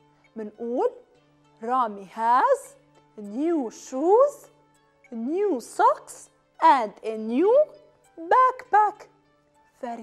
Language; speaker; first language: English; non-native, fluent; Arabic